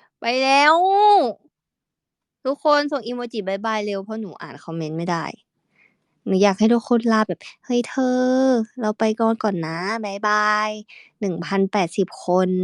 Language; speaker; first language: Thai; native; Thai